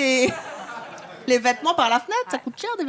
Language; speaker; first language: French; native; French